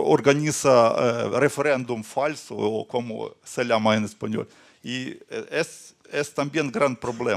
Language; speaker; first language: Spanish; non-native, learner; Ukrainian